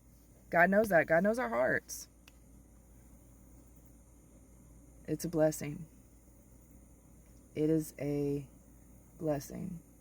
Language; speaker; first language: English; native; English